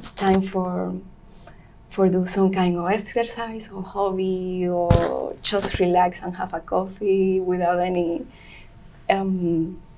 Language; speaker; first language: English; non-native, learner; Spanish